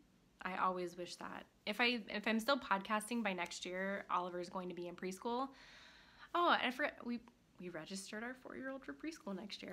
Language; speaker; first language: English; native; English